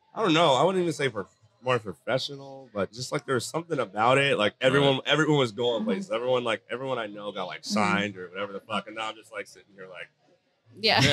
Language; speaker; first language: English; native; English